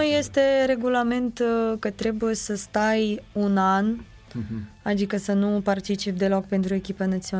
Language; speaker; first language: Romanian; non-native, fluent; Ukrainian